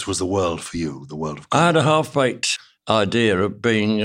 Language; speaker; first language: English; native; English